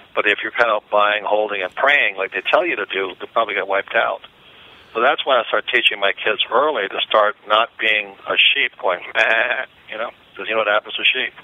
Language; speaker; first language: English; native; English